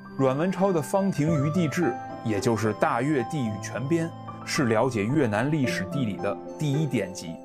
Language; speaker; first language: Chinese; native; Chinese